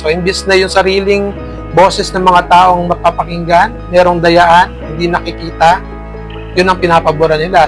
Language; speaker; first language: Filipino; native; Filipino